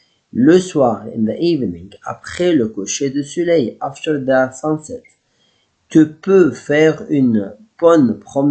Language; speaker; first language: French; non-native, fluent; Arabic